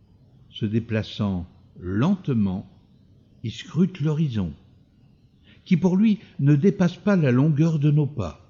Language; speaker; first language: French; native; French